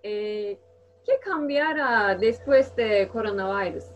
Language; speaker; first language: Spanish; non-native, learner; Turkish